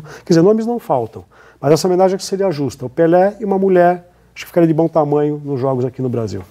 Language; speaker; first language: Portuguese; native; Portuguese